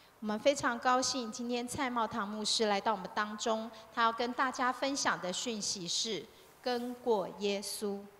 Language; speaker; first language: Chinese; native; Chinese